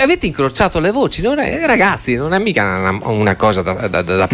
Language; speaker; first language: Italian; native; Italian